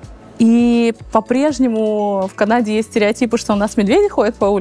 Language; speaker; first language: Russian; native; Russian